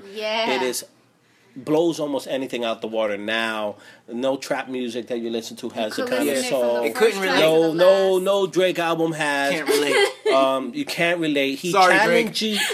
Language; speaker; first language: English; native; English